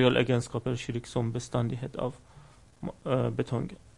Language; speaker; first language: Norwegian; non-native, fluent; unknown